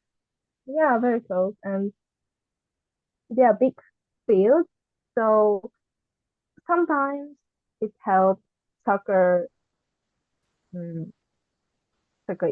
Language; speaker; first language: English; non-native, learner; Japanese